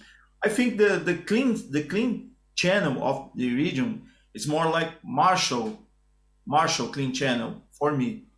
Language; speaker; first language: English; non-native, learner; Portuguese